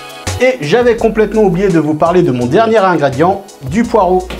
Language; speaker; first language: French; native; French